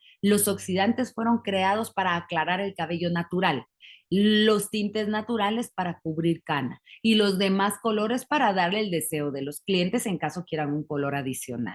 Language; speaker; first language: Spanish; native; Spanish